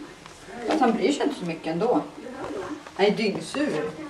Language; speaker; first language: Swedish; native; Swedish